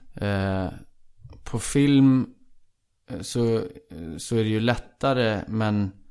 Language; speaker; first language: Swedish; early bilingual, other home language; Icelandic